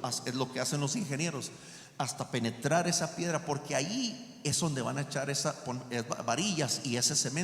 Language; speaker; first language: Spanish; native; Spanish